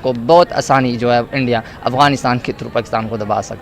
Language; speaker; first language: Hindi; non-native, local second language; Pashto